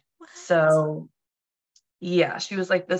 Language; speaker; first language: English; native; English